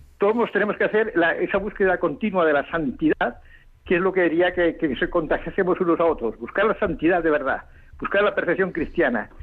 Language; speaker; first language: Spanish; native; Spanish